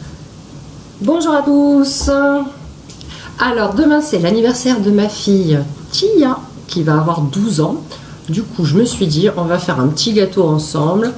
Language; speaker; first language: French; native; French